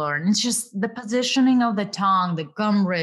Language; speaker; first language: English; non-native, fluent; Ukrainian